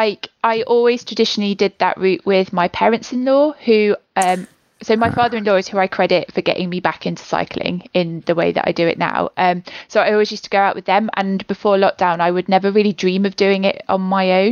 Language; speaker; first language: English; native; English